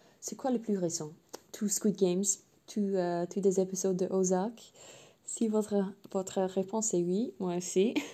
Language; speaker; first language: French; non-native, learner; English